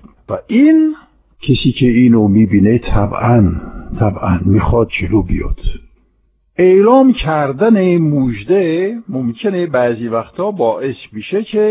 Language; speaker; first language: Persian; non-native, fluent; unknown